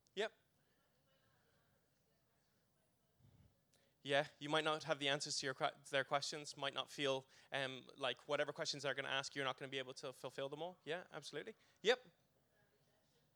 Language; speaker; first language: English; native; English